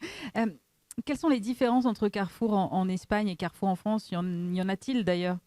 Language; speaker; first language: French; native; French